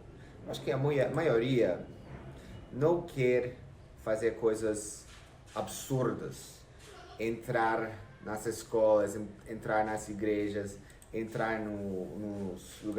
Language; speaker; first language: Portuguese; non-native, fluent; English